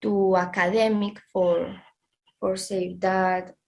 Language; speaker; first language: English; non-native, learner; Spanish